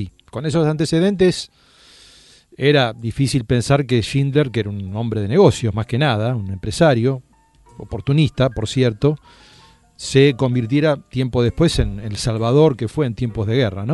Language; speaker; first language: Spanish; native; Spanish